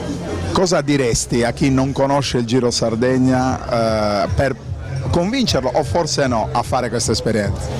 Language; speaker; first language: Italian; native; Italian